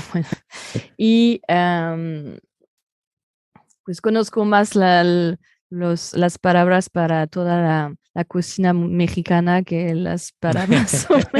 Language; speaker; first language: Spanish; non-native, fluent; French